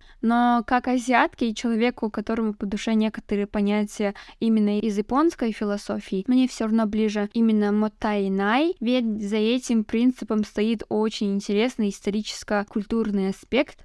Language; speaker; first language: Russian; native; Russian